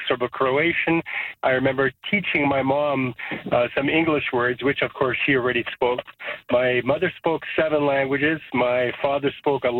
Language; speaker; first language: English; non-native, fluent; Serbian